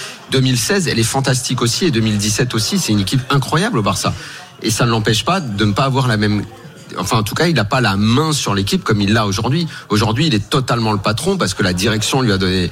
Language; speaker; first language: French; native; French